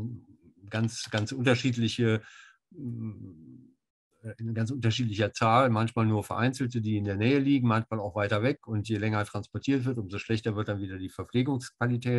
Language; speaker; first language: German; native; German